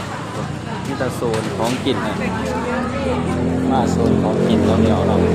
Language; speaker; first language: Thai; non-native, local second language; Northeastern Thai